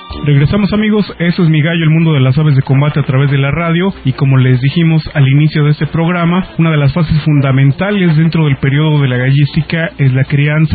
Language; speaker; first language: Spanish; native; Spanish